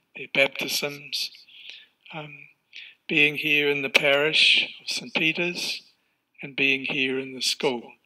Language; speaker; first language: English; native; English